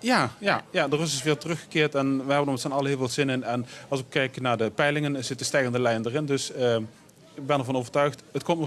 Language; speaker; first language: Dutch; native; Dutch